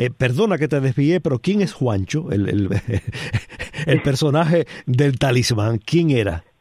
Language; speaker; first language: Spanish; native; Spanish